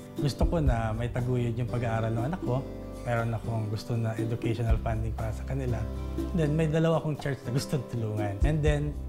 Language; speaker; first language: Filipino; non-native, local second language; Bikol